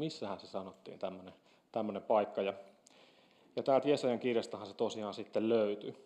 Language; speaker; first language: Finnish; native; Finnish